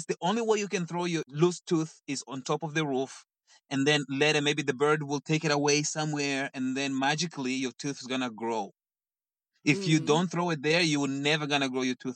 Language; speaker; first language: English; non-native, fluent; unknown